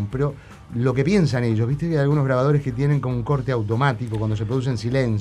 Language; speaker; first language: Spanish; native; Spanish